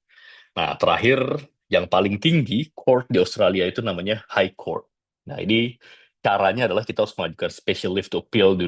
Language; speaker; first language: Indonesian; native; Indonesian